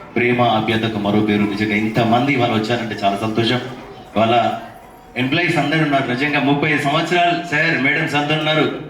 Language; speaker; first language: Telugu; non-native, local second language; Lambadi